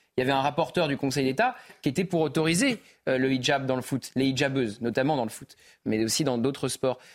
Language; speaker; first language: French; native; French